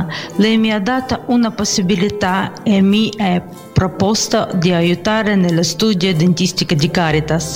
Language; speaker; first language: Italian; non-native, fluent; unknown